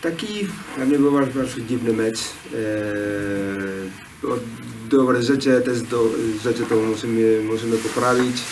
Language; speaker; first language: Polish; non-native, learner; Spanish